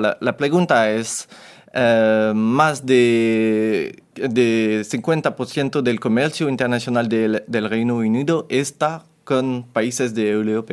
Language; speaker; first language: Spanish; non-native, fluent; French